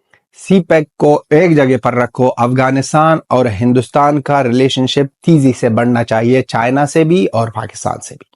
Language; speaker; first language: Hindi; non-native, fluent; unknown